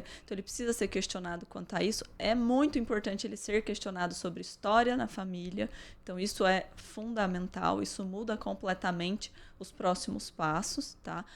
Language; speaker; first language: Portuguese; native; Portuguese